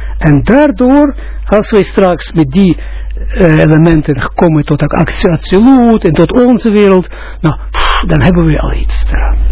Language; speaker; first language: Dutch; non-native, fluent; Russian